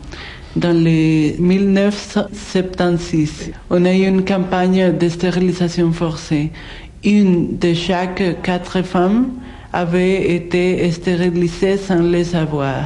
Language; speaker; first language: French; non-native, fluent; Spanish